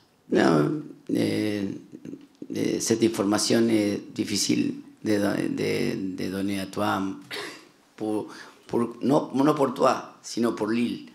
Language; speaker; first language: French; non-native, learner; Spanish